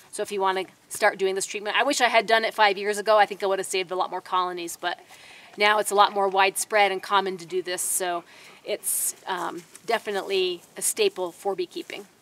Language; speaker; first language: English; native; English